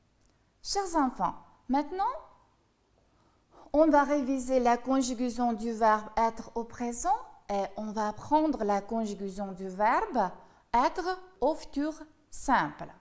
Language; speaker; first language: French; non-native, fluent; Uzbek